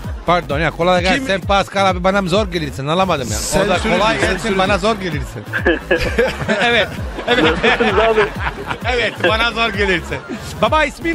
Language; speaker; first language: Turkish; non-native, learner; Italian